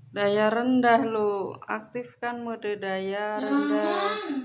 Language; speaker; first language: Indonesian; non-native, local second language; Javanese